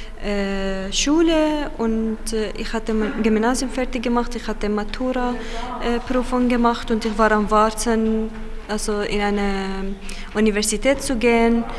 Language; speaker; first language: German; non-native, fluent; Kurdish